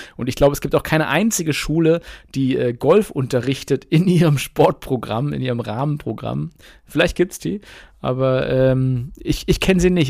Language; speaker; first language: German; native; German